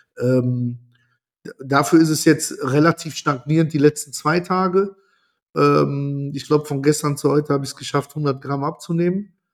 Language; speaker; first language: German; early bilingual, other home language; Italian